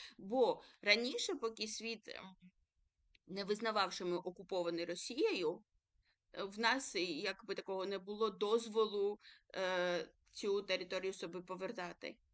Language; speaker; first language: Ukrainian; early bilingual, other home language; Georgian